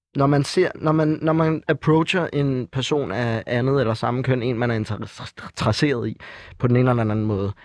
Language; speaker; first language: Danish; native; Danish